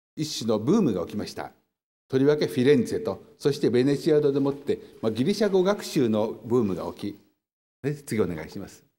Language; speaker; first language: Japanese; native; Japanese